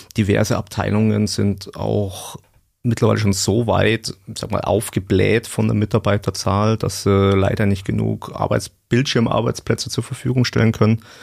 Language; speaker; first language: German; native; German